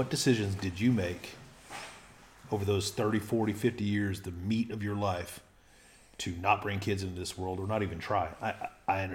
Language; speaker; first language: English; early bilingual, other home language; Spanish